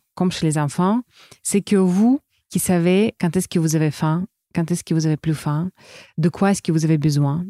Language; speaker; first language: French; non-native, fluent; Russian